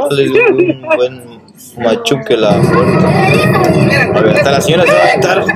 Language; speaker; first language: Spanish; native; Spanish